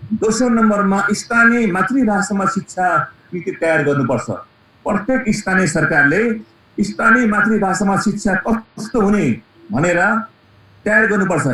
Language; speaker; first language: Nepali; non-native, local second language; Eastern Tamang